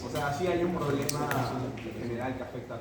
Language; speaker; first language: Spanish; native; Spanish